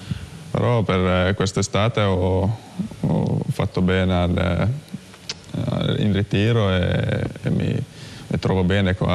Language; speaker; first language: Italian; non-native, fluent; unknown